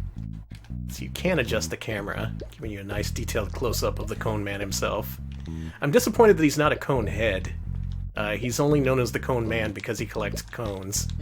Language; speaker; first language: English; native; English